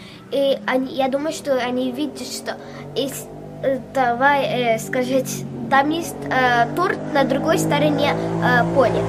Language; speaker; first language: Russian; early bilingual, heritage; Russian